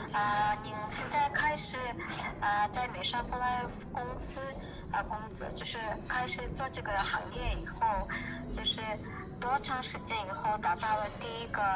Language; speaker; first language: Chinese; non-native, fluent; Mongolian